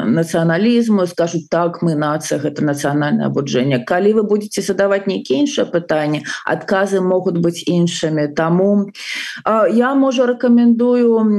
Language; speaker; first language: Belarusian; non-native, local second language; Russian